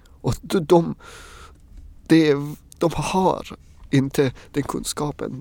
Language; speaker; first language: Swedish; non-native, fluent; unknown